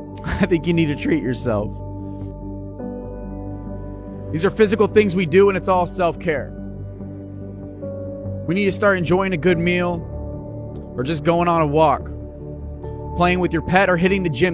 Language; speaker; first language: English; native; English